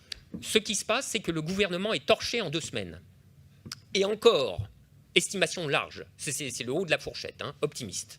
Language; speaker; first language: French; native; French